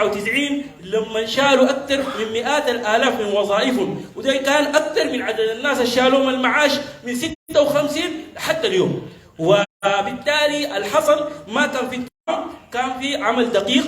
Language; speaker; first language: Arabic; native; Arabic